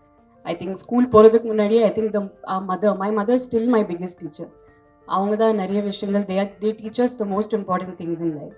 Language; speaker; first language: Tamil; non-native, fluent; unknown